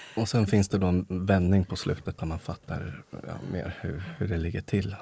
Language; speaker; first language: Swedish; early bilingual, other home language; Spanish